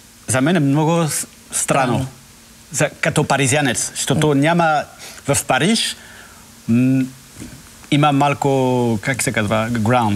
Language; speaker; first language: Bulgarian; non-native, learner; French